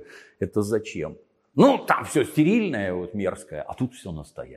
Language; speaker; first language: Russian; native; Russian